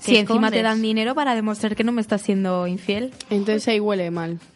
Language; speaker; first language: Spanish; native; Spanish